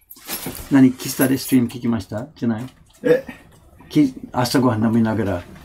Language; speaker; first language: Japanese; non-native, fluent; English